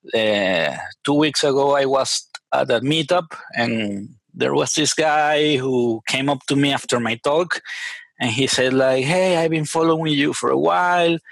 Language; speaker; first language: English; non-native, fluent; Spanish